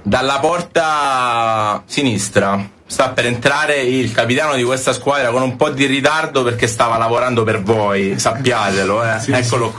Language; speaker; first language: Italian; native; Italian